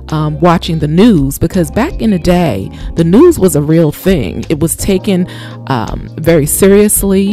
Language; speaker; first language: English; native; English